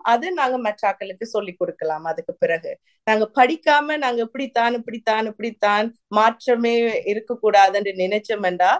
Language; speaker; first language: Tamil; early bilingual, heritage; Tamil